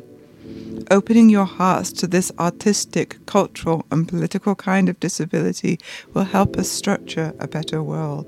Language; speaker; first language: English; native; English